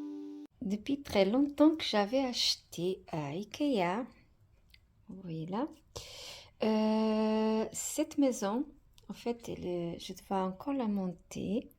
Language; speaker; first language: French; non-native, fluent; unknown